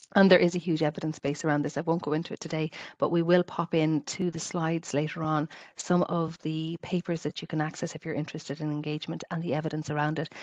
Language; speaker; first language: English; native; English